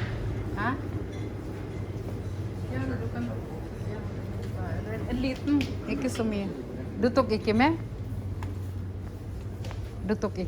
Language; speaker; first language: Norwegian; non-native, learner; Filipino